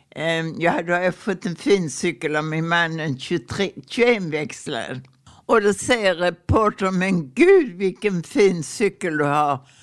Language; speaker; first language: Swedish; native; Swedish